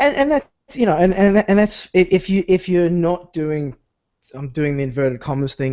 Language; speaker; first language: English; native; English